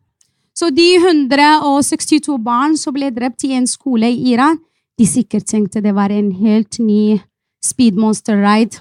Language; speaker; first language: Norwegian; non-native, fluent; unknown